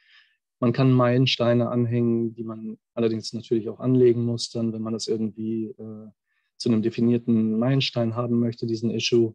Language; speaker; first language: German; native; German